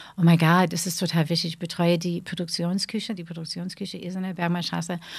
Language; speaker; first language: German; non-native, fluent; English